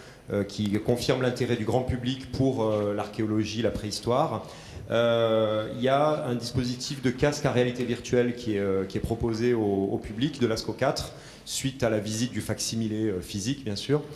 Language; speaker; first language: French; native; French